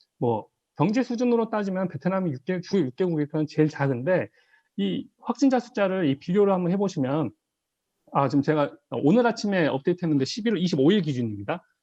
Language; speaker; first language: Korean; native; Korean